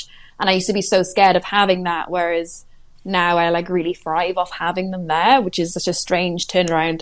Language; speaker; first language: English; native; English